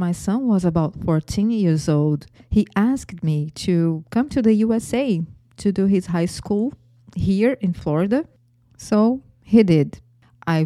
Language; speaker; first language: English; non-native, fluent; Portuguese